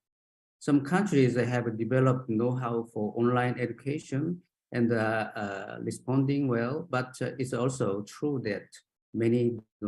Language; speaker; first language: English; non-native, learner; Japanese